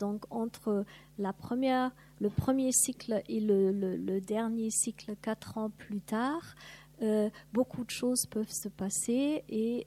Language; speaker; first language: French; non-native, fluent; German